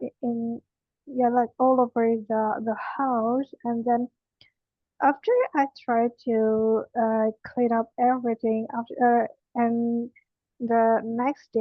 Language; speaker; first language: English; non-native, learner; Indonesian